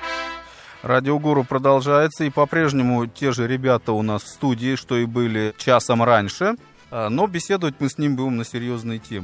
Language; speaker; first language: Russian; native; Russian